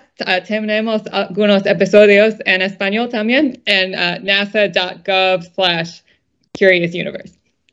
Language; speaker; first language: Spanish; non-native, fluent; English